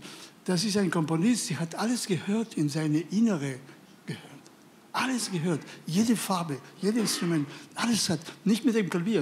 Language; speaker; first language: German; non-native, fluent; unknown